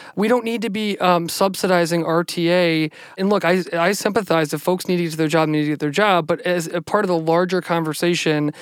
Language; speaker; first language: English; native; English